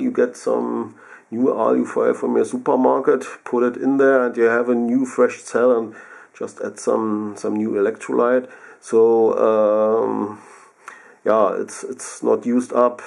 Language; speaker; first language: English; non-native, fluent; German